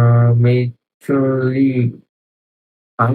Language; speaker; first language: Chinese; non-native, learner; Indonesian